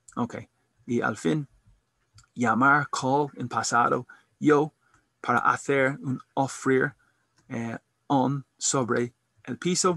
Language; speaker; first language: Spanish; non-native, learner; English